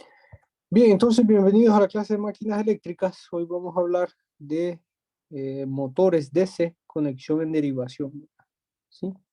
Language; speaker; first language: Spanish; native; Spanish